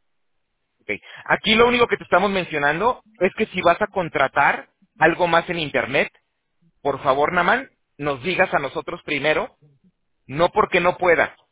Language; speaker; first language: Spanish; native; Spanish